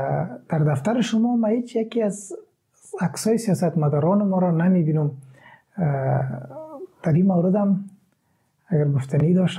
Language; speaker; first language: Persian; native; Persian